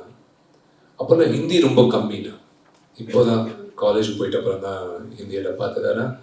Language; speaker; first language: Tamil; non-native, fluent; Telugu